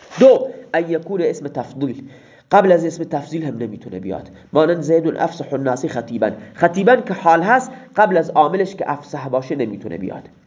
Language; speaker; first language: Persian; non-native, local second language; Baluchi